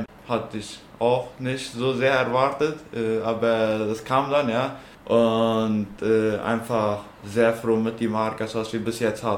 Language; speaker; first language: German; non-native, local second language; Plautdietsch